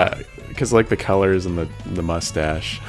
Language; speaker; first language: English; native; English